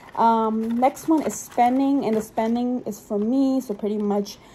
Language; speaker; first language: English; non-native, local second language; Urdu